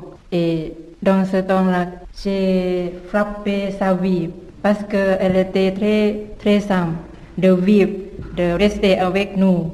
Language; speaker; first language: French; non-native, learner; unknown